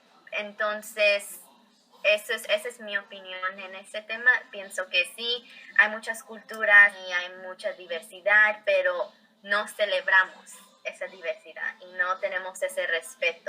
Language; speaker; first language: Spanish; early bilingual, heritage; Spanish